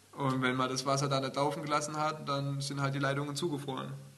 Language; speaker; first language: German; native; German